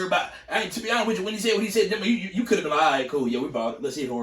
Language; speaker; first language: English; native; English